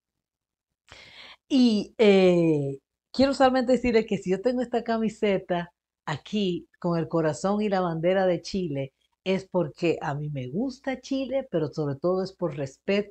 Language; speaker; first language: Spanish; early bilingual, heritage; Spanish